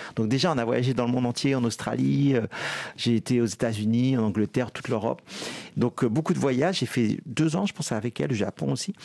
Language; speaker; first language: French; native; French